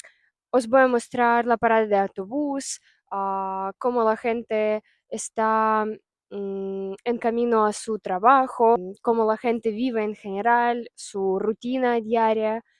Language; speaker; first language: Spanish; non-native, fluent; Russian